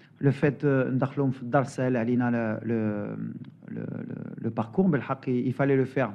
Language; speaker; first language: French; native; French